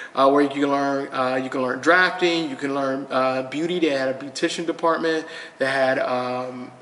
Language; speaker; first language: English; native; English